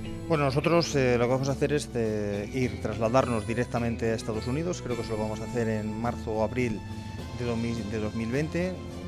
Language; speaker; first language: Spanish; native; Spanish